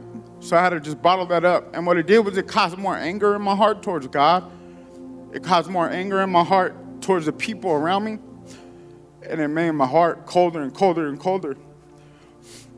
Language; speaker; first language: English; native; English